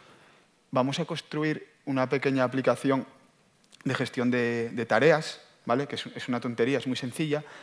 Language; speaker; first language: Spanish; native; Spanish